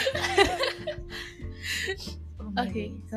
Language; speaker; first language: English; non-native, local second language; Akan